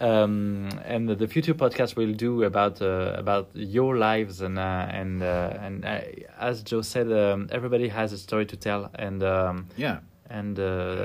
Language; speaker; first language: English; non-native, fluent; French